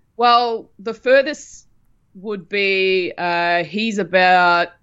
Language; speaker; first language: English; native; English